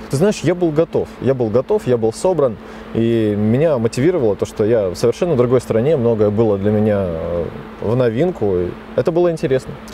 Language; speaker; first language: Russian; native; Russian